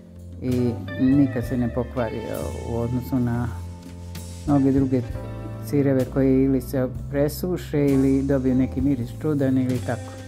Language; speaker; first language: Serbian; native; Serbian